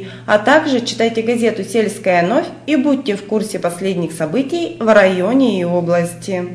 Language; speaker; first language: Russian; native; Russian